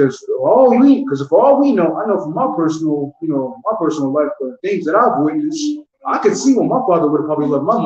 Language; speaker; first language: English; native; English